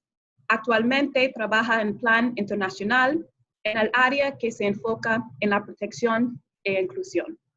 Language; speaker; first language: Spanish; non-native, fluent; English